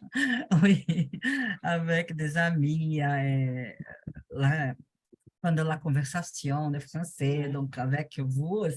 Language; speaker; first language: French; non-native, learner; Portuguese